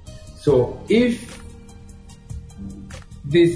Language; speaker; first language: English; non-native, local second language; Hausa